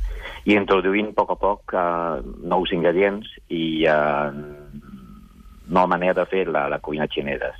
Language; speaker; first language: Catalan; non-native, fluent; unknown